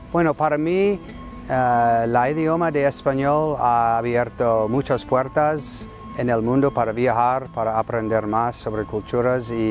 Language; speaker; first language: Spanish; non-native, fluent; English